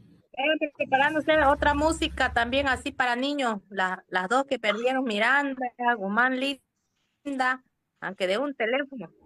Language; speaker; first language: Spanish; native; Spanish